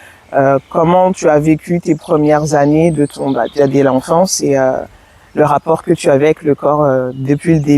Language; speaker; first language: French; native; French